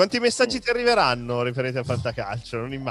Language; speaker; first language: Italian; native; Italian